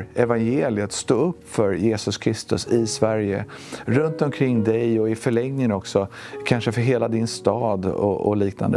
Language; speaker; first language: Swedish; native; Swedish